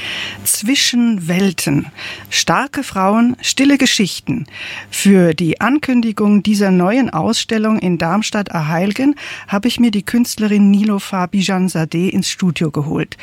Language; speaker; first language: German; native; German